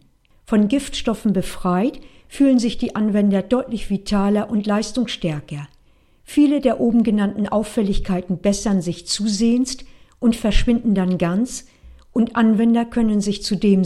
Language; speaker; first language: German; native; German